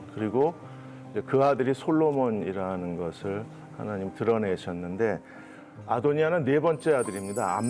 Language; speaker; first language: Korean; native; Korean